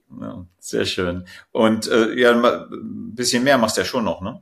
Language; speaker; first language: German; native; German